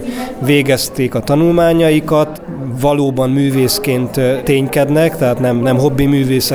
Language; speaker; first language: Hungarian; native; Hungarian